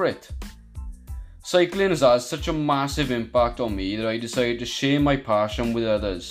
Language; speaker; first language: English; native; English